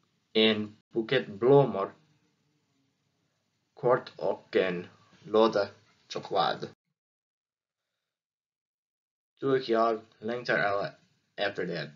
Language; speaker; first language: Swedish; non-native, learner; English